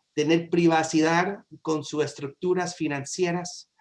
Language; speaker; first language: Spanish; early bilingual, other home language; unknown